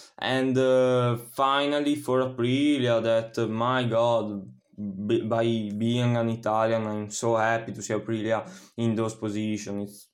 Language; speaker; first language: English; non-native, fluent; Italian